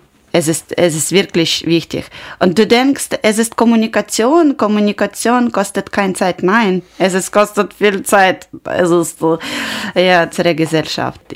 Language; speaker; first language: German; non-native, learner; Ukrainian